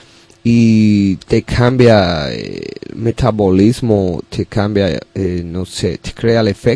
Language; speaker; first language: Spanish; non-native, learner; English